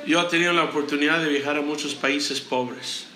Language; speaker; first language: Spanish; non-native, fluent; English